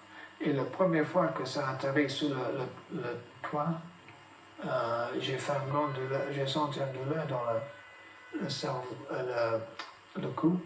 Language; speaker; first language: French; non-native, fluent; English